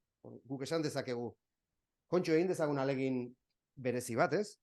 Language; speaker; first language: Basque; native; Basque